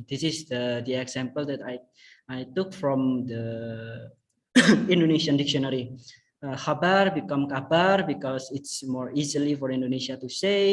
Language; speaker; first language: English; non-native, fluent; Indonesian